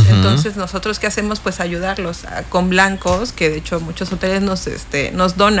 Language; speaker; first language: Spanish; native; Spanish